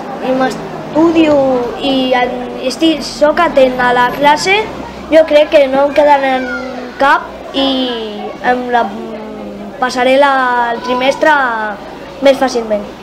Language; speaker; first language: Catalan; non-native, local second language; Spanish